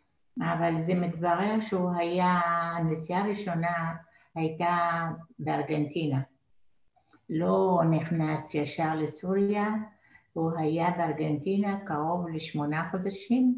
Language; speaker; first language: Hebrew; non-native, fluent; Arabic